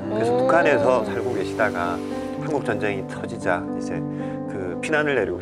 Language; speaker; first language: Korean; native; Korean